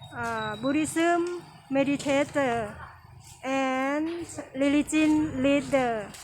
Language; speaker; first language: English; non-native, learner; Thai